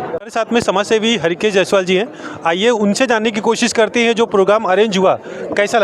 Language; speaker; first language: Hindi; native; Hindi